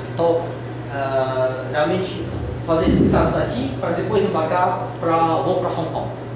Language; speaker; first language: Portuguese; non-native, learner; Russian